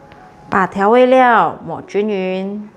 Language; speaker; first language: Chinese; native; Chinese